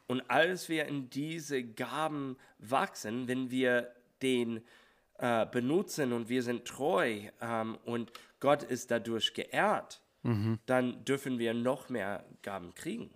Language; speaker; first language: German; non-native, learner; English